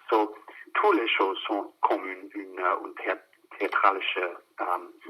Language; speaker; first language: French; non-native, fluent; English